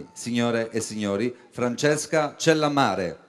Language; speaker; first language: Italian; native; Italian